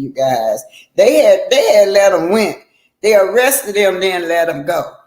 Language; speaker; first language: English; native; English